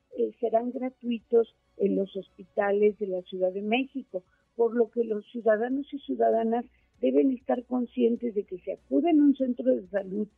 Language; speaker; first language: Spanish; native; Spanish